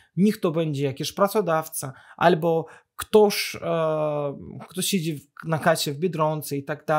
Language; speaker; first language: Polish; non-native, fluent; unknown